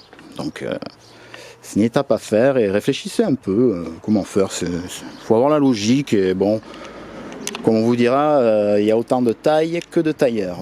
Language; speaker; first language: French; native; French